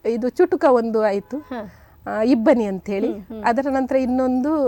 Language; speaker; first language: Kannada; native; Kannada